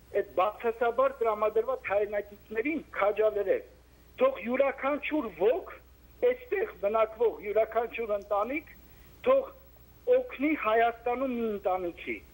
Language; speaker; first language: Armenian; native; Armenian